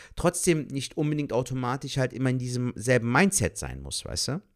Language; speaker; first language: German; native; German